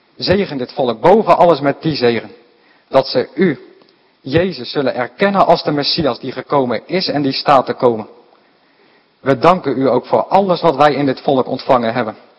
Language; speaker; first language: Dutch; native; Dutch